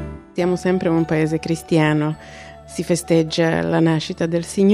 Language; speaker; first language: Italian; non-native, fluent; Bulgarian